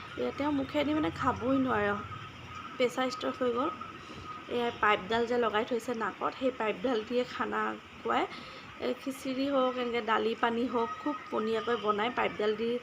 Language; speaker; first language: Assamese; native; Assamese